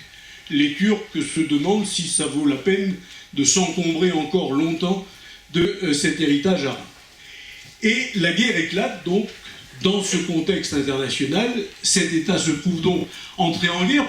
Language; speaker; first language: French; native; French